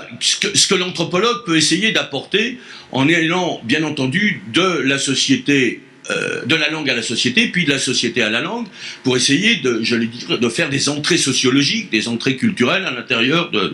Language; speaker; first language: French; native; French